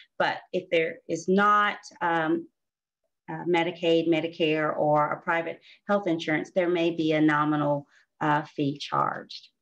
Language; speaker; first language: English; native; English